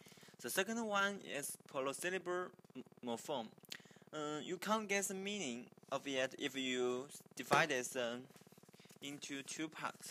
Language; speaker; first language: English; non-native, learner; Chinese